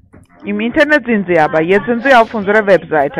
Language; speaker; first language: German; non-native, fluent; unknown